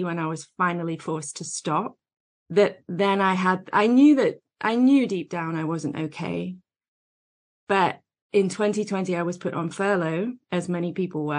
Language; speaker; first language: English; native; English